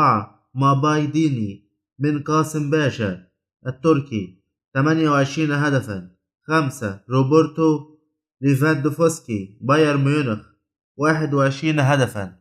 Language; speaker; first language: Arabic; native; Arabic